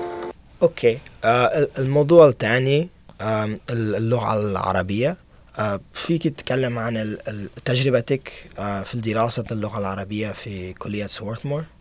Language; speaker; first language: Arabic; non-native, learner; English